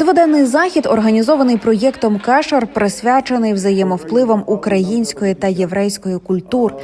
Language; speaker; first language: Ukrainian; native; Ukrainian